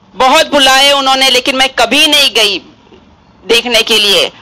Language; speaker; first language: Hindi; non-native, local second language; Urdu